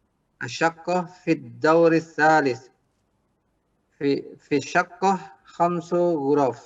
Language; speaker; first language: Arabic; non-native, learner; Indonesian